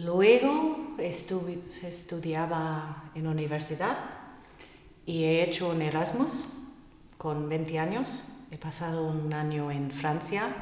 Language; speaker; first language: Spanish; non-native, fluent; English